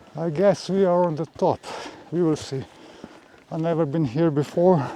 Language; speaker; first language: English; non-native, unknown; Slovenian